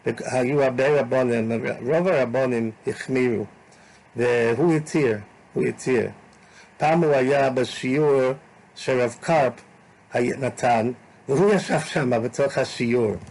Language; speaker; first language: Hebrew; non-native, fluent; English